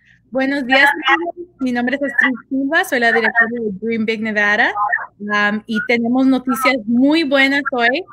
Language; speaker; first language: Spanish; early bilingual, heritage; Spanish